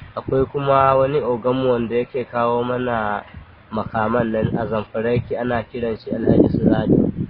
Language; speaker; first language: Hausa; non-native, local second language; Fula